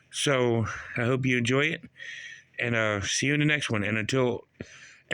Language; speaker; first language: English; native; English